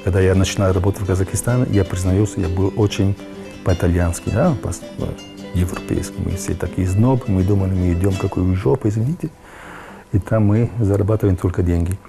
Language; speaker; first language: Russian; non-native, learner; Italian